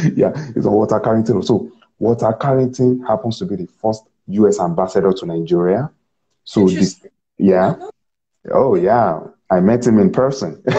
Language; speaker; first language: English; non-native, local second language; Yoruba